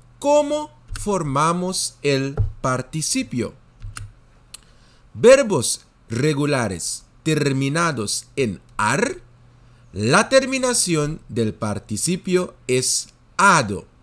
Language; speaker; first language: Spanish; non-native, fluent; Dutch